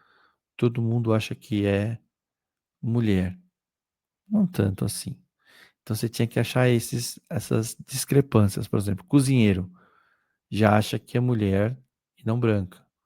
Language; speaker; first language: Portuguese; native; Portuguese